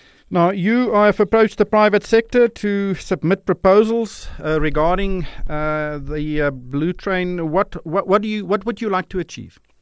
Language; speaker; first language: English; non-native, local second language; Afrikaans